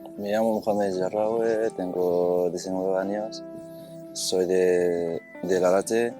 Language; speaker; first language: Spanish; non-native, fluent; Arabic